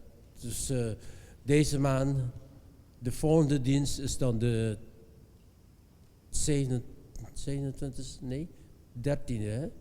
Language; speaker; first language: Dutch; non-native, fluent; Indonesian